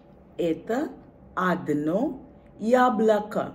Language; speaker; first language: Russian; non-native, fluent; Bangla